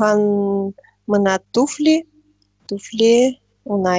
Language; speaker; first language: Kazakh; non-native, learner; Russian